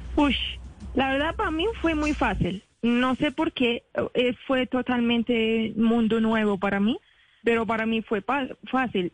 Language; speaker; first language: Spanish; non-native, learner; Arabic